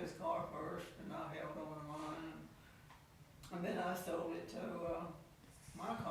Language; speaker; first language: English; native; English